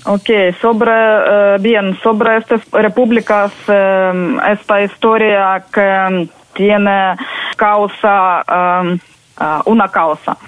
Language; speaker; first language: Spanish; non-native, fluent; Ukrainian